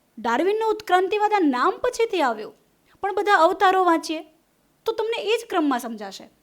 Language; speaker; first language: Gujarati; non-native, local second language; Hindi